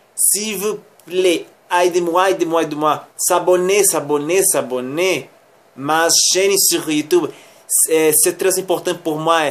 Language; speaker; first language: French; non-native, learner; Spanish